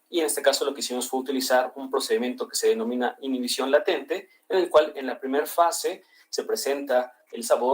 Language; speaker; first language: Spanish; native; Spanish